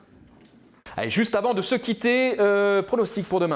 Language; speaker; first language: French; native; French